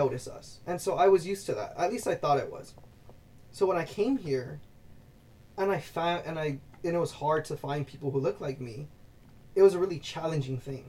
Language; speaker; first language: English; early bilingual, other home language; Spanish